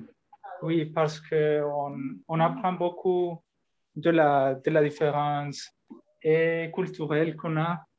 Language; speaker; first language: French; non-native, learner; Spanish